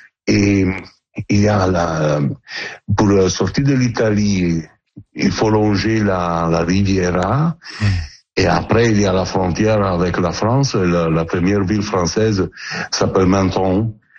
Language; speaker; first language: French; non-native, learner; Italian